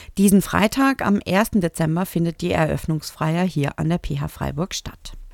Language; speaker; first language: German; native; German